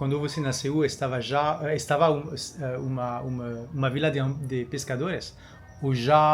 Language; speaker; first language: Portuguese; non-native, learner; French